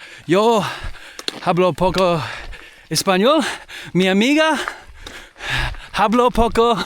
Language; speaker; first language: Spanish; non-native, learner; English